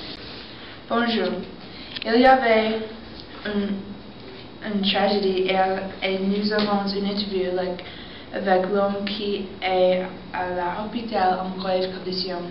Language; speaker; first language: French; non-native, learner; English